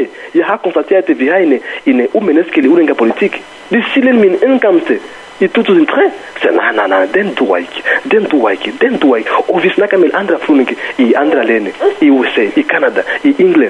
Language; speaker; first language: Danish; non-native, fluent; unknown